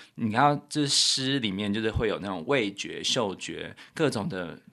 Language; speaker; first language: Chinese; native; Chinese